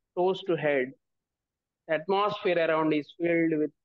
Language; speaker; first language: English; non-native, local second language; Telugu